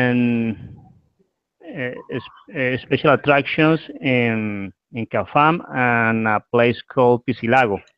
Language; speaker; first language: English; non-native, learner; Spanish